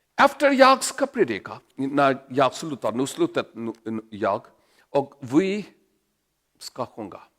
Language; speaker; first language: Swedish; non-native, learner; Urdu